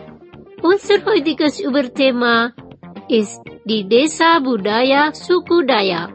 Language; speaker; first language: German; non-native, fluent; Indonesian